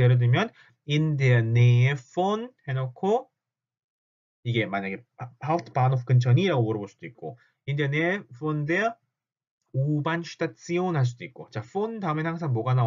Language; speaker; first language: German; non-native, fluent; Korean